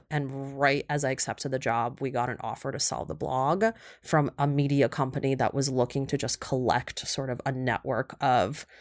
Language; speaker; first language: English; early bilingual, other home language; Russian